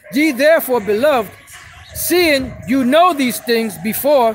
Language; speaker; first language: English; native; English